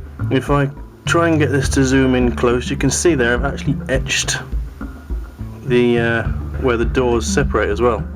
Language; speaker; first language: English; native; English